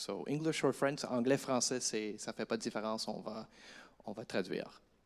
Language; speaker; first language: French; native; French